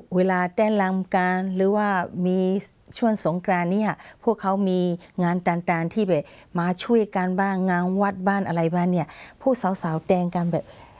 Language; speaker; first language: Thai; non-native, fluent; Burmese